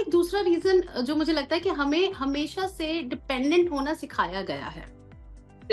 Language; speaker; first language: Hindi; native; Hindi